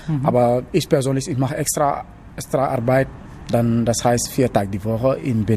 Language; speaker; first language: German; non-native, learner; Wolof